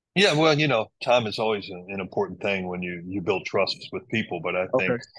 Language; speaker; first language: English; native; English